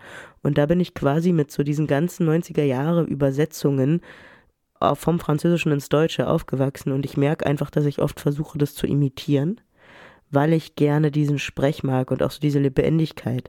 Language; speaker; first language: German; early bilingual, other home language; French